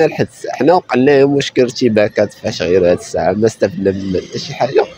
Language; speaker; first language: Arabic; native; Arabic